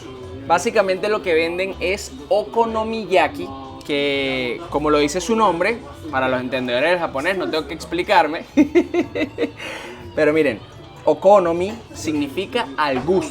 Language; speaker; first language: Spanish; native; Spanish